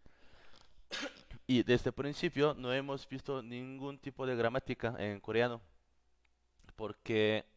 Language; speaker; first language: Spanish; non-native, fluent; Korean